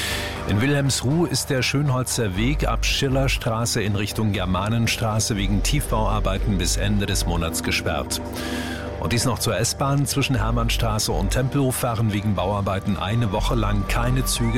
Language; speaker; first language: German; native; German